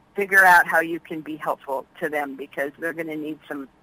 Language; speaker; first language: English; early bilingual, other home language; Spanish